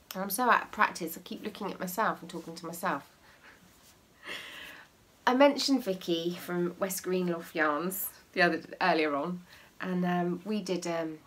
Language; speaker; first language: English; native; English